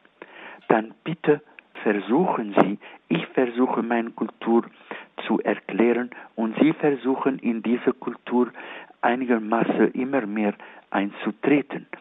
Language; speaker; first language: German; non-native, fluent; Arabic